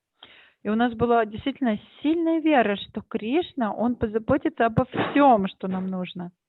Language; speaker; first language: Russian; native; Russian